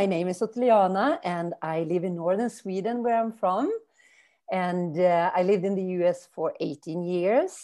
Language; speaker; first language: English; non-native, fluent; Swedish